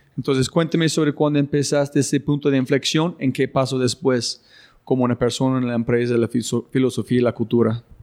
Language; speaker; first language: Spanish; non-native, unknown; English